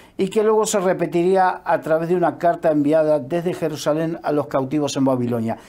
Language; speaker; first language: Spanish; native; Spanish